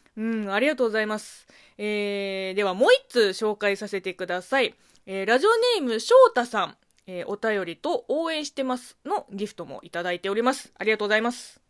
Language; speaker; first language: Japanese; non-native, fluent; Chinese